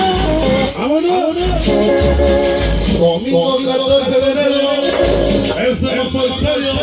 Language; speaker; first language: Spanish; native; Spanish